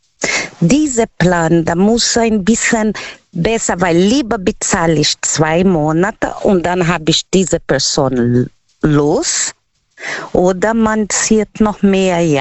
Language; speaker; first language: German; non-native, fluent; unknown